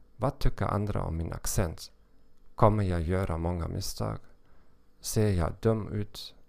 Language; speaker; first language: Swedish; non-native, learner; German